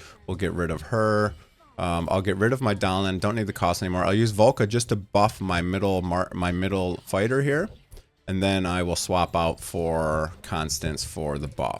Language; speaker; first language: English; native; English